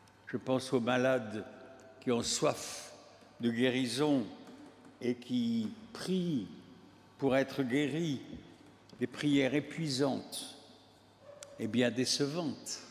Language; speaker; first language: French; native; French